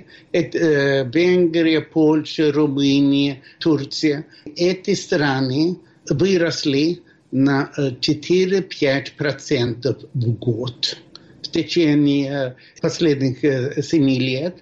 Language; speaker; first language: Russian; non-native, fluent; Swedish